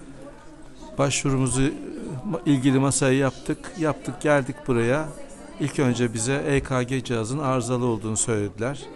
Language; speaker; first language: Turkish; native; Turkish